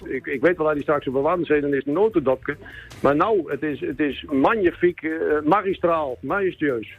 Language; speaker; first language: Dutch; native; Dutch